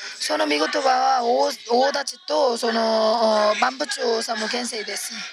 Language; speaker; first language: Japanese; non-native, fluent; Korean